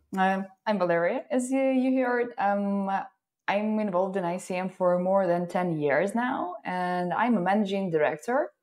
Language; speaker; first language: English; non-native, fluent; Ukrainian